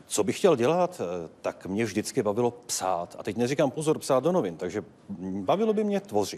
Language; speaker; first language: Czech; native; Czech